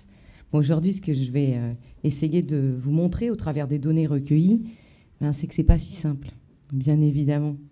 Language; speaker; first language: French; native; French